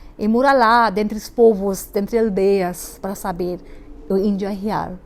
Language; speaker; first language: Portuguese; non-native, fluent; Hindi